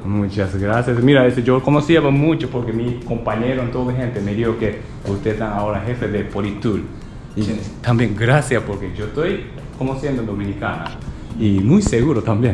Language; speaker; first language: Spanish; non-native, learner; Japanese